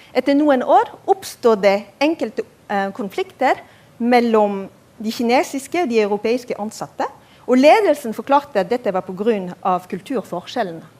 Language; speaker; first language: Norwegian; non-native, fluent; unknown